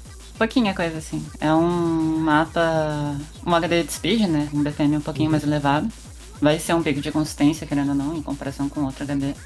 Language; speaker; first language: Portuguese; native; Portuguese